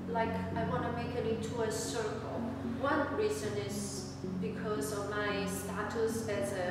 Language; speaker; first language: English; non-native, fluent; Italian